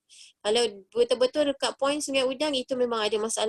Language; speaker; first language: Malay; native; Malay